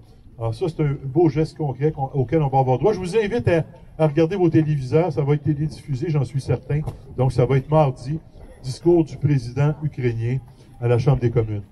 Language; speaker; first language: French; native; French